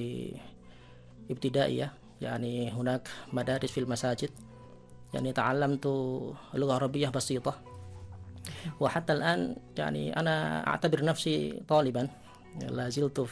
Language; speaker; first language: Arabic; non-native, fluent; Indonesian